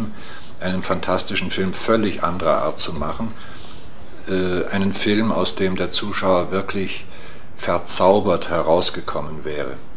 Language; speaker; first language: German; native; German